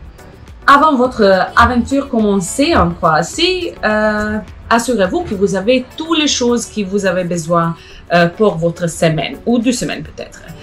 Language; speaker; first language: French; non-native, learner; Croatian